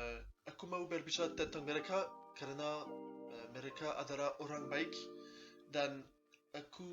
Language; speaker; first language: Indonesian; non-native, learner; French